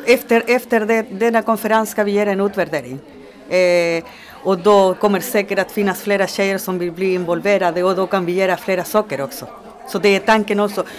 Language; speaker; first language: Swedish; non-native, fluent; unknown